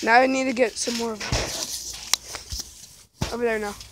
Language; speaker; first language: English; native; English